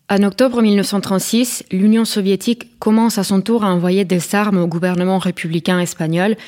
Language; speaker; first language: French; non-native, fluent; Spanish